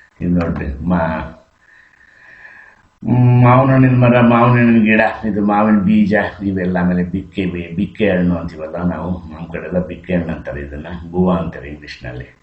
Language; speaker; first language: Kannada; native; Kannada